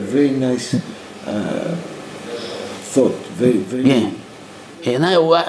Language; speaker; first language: English; non-native, fluent; Greek